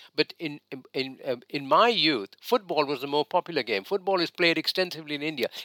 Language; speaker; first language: English; non-native, local second language; Bangla